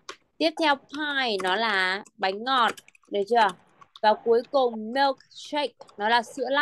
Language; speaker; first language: Vietnamese; native; Vietnamese